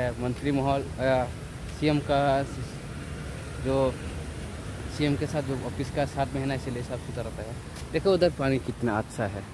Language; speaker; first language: Hindi; non-native, local second language; Kok Borok